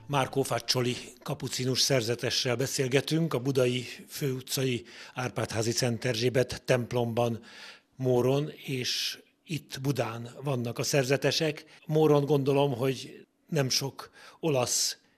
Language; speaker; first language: Hungarian; native; Hungarian